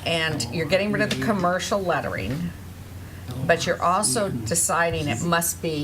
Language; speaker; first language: English; native; English